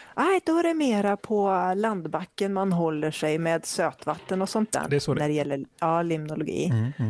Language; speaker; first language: Swedish; native; Swedish